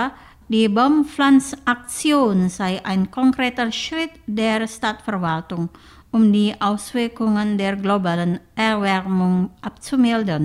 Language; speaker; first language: German; non-native, fluent; Indonesian